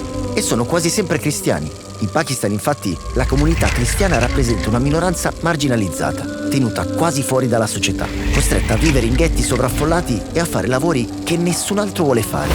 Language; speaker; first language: Italian; native; Italian